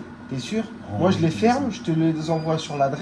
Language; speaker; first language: French; native; French